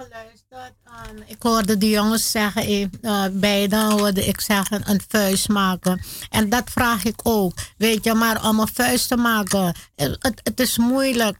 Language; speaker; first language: Dutch; non-native, learner; Spanish